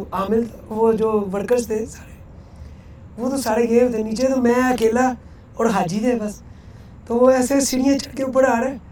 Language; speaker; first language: Urdu; non-native, local second language; Punjabi